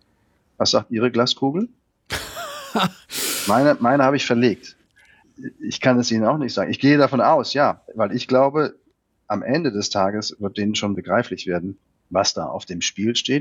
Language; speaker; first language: German; native; German